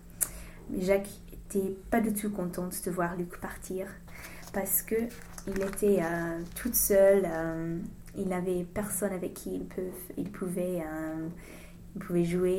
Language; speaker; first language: French; non-native, learner; English